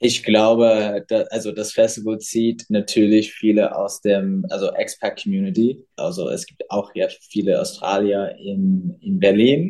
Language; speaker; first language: German; non-native, fluent; English